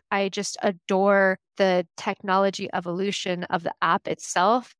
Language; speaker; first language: English; native; English